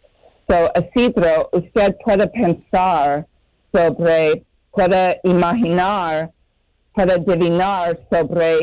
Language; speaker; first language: Spanish; non-native, learner; English